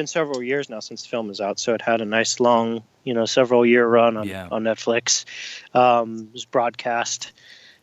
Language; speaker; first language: English; native; English